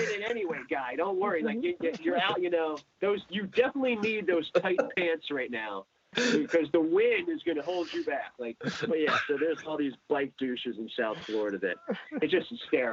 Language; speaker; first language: English; native; English